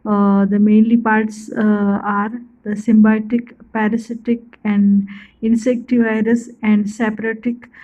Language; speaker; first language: English; non-native, local second language; Marathi